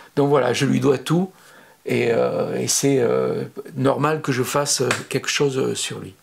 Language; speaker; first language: French; native; French